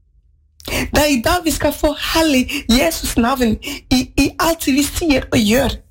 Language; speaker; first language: Norwegian; non-native, fluent; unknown